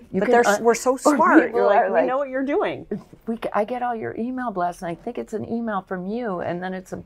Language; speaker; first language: English; native; English